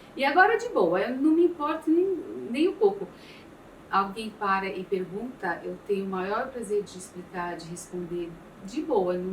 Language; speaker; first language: Portuguese; early bilingual, other home language; Arabic